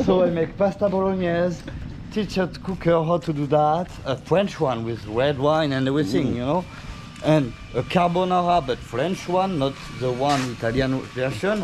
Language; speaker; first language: English; non-native, learner; French